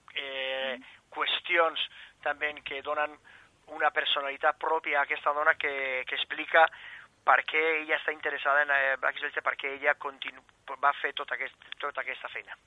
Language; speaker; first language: Catalan; non-native, fluent; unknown